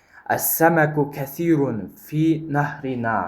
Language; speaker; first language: Arabic; non-native, fluent; Kyrgyz